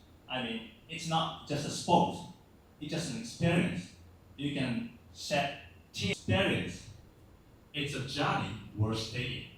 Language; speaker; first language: English; non-native, learner; Japanese